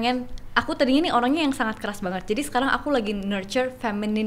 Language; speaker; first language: Indonesian; native; Indonesian